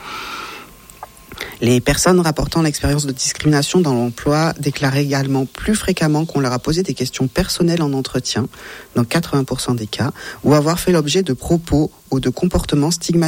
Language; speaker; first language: French; native; French